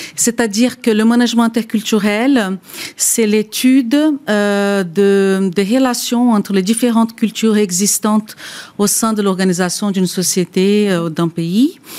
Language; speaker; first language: French; non-native, fluent; Portuguese